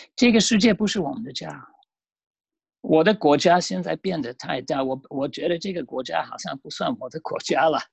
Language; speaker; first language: Chinese; non-native, fluent; English